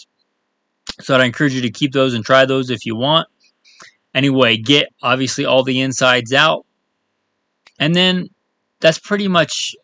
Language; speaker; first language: English; native; English